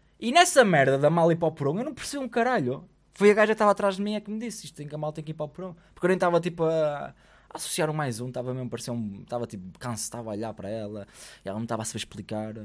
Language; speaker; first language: Portuguese; native; Portuguese